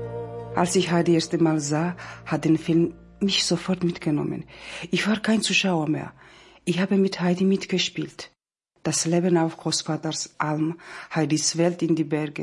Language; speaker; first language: German; non-native, learner; Georgian